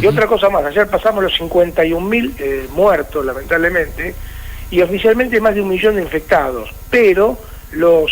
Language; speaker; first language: Spanish; native; Spanish